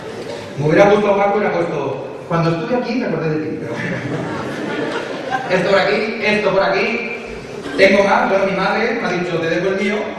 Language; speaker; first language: Spanish; native; Spanish